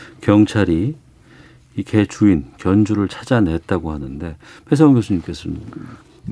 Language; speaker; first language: Korean; native; Korean